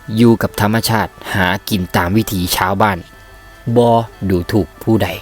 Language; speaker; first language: Thai; native; Thai